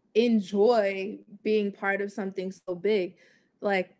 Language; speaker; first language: English; native; English